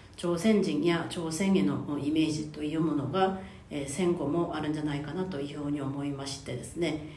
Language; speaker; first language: Japanese; non-native, fluent; Korean